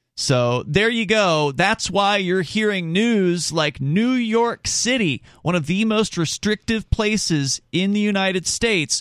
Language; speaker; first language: English; native; English